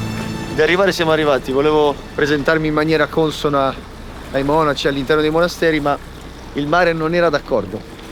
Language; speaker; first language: Italian; native; Italian